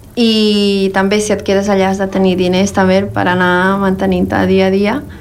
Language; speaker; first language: Catalan; early bilingual, other home language; Spanish